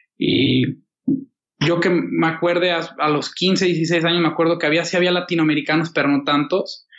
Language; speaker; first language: Spanish; native; Spanish